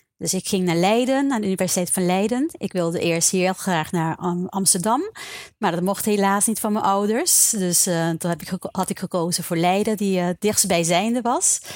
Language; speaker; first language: Dutch; non-native, local second language; Papiamento